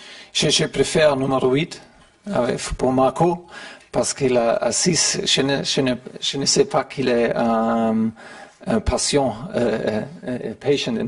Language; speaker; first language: French; non-native, learner; German